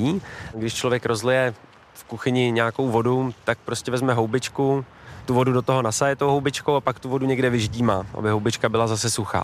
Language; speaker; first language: Czech; native; Czech